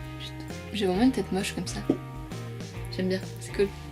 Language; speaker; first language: French; native; French